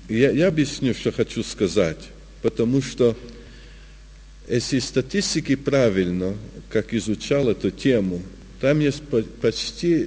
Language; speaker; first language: Russian; early bilingual, heritage; Russian